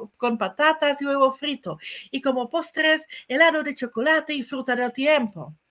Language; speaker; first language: Spanish; non-native, fluent; Czech